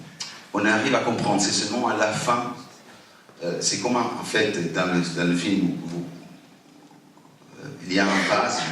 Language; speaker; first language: French; non-native, fluent; Italian